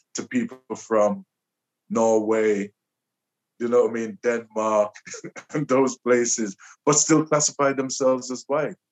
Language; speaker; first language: English; native; English